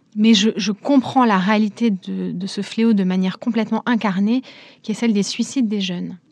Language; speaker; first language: French; native; French